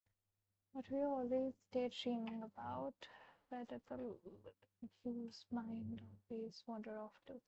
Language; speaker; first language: English; non-native, local second language; Hindi